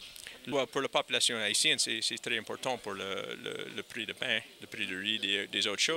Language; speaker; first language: French; non-native, learner; English